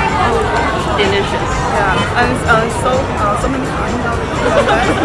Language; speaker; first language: English; non-native, learner; Chinese